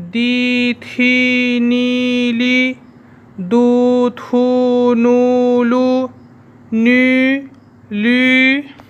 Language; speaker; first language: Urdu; non-native, local second language; Pashto